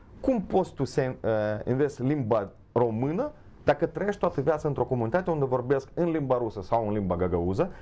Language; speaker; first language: Romanian; non-native, local second language; Ukrainian